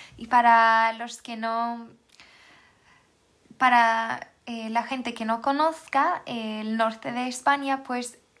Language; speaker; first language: Spanish; non-native, fluent; Swedish